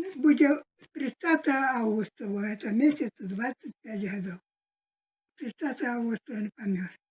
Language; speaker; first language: Russian; non-native, local second language; Belarusian